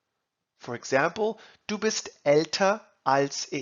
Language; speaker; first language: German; non-native, fluent; English